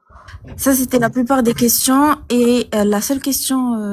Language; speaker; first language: French; non-native, local second language; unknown